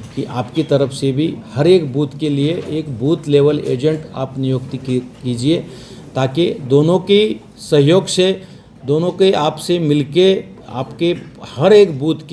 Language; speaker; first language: Hindi; non-native, local second language; Marathi